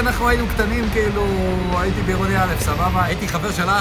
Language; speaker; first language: Hebrew; native; Hebrew